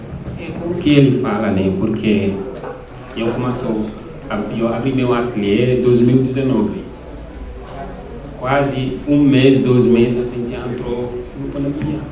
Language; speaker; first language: Portuguese; non-native, learner; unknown